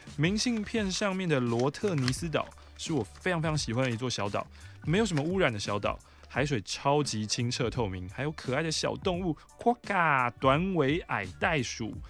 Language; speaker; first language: Chinese; native; Chinese